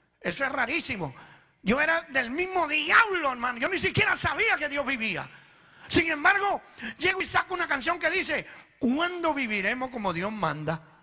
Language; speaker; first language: Spanish; early bilingual, other home language; Italian